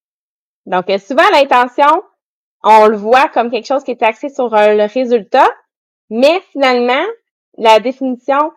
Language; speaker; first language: French; native; French